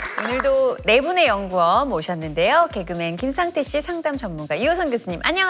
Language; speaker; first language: Korean; native; Korean